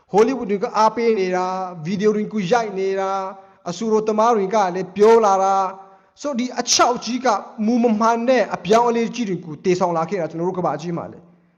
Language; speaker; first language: Burmese; non-native, local second language; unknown